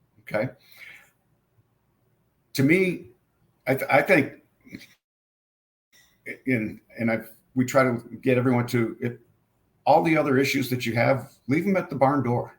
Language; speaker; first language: English; native; English